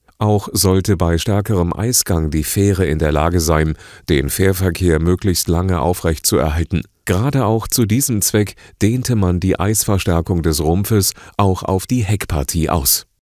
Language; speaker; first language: German; native; German